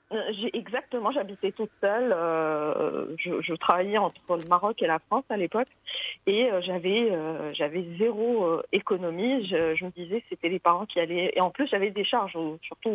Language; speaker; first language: French; non-native, local second language; Arabic